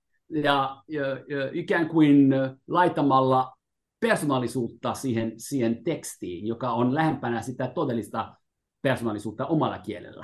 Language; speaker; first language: Finnish; non-native, fluent; French